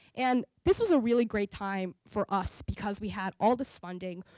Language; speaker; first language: English; native; English